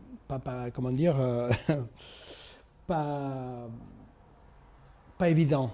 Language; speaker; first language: French; non-native, fluent; Spanish